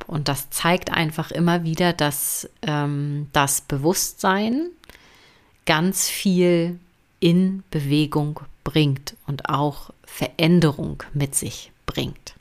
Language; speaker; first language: German; native; German